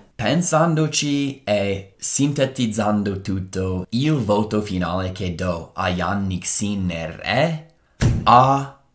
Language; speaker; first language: Italian; non-native, fluent; English